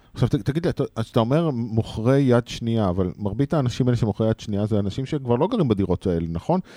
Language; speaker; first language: Hebrew; native; Hebrew